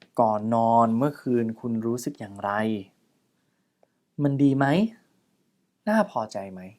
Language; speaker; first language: Thai; native; Thai